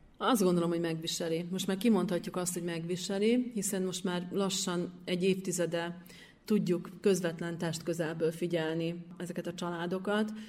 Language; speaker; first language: Hungarian; native; Hungarian